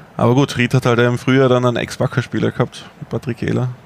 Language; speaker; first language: German; native; German